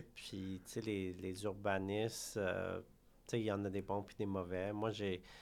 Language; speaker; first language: French; early bilingual, other home language; Khmer